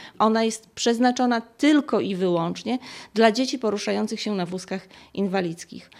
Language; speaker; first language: Polish; native; Polish